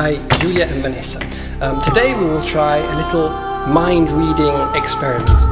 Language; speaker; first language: English; non-native, fluent; German